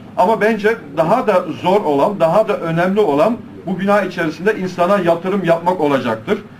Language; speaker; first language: Turkish; early bilingual, heritage; Turkish